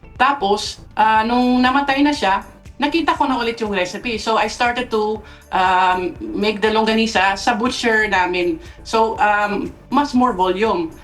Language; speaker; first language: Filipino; non-native, fluent; Dutch